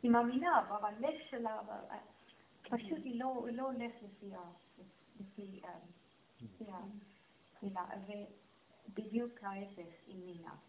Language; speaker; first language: Hebrew; non-native, learner; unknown